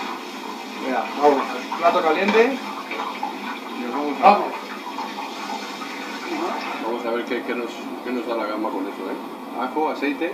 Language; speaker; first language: Spanish; native; Spanish